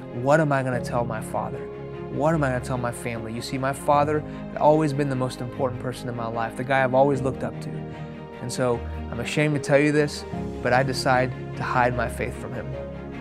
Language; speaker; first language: English; early bilingual, other home language; Persian